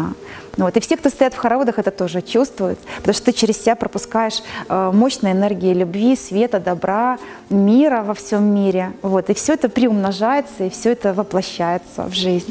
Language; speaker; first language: Russian; native; Russian